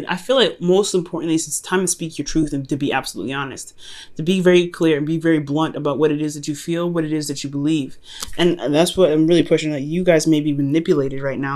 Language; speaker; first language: English; native; English